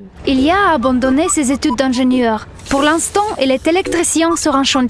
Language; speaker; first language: French; non-native, fluent; Russian